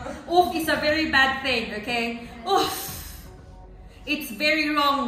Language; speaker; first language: English; non-native, local second language; Filipino